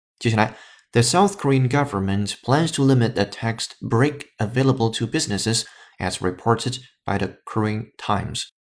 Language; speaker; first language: English; non-native, fluent; Chinese